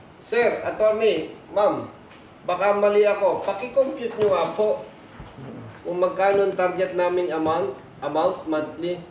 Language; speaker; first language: Filipino; native; Filipino